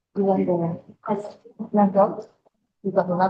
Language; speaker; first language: English; non-native, learner; Vietnamese